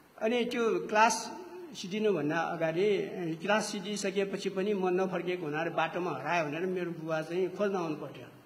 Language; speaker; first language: Nepali; non-native, local second language; Newari